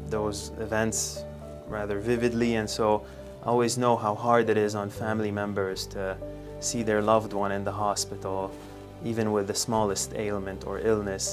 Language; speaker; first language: English; non-native, fluent; Arabic